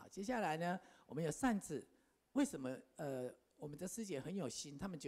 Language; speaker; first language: Chinese; native; Chinese